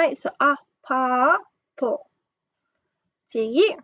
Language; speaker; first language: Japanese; non-native, fluent; English